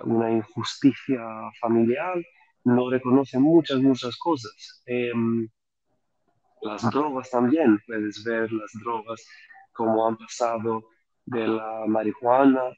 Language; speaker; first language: Spanish; non-native, fluent; Greek